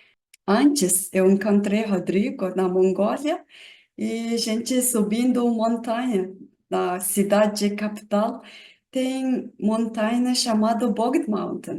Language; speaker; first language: Portuguese; non-native, learner; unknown